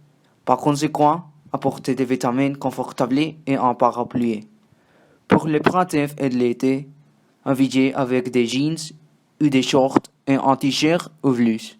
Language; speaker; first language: French; non-native, learner; Spanish